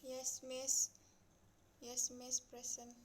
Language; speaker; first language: English; non-native, learner; Indonesian